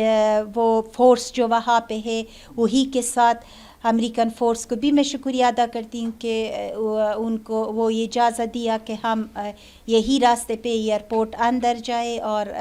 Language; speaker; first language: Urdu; non-native, learner; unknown